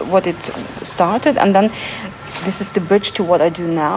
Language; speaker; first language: English; non-native, fluent; German